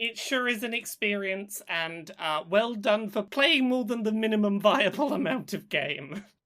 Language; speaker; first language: English; native; English